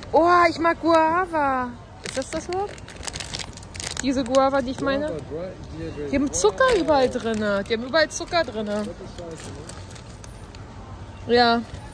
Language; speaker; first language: German; native; German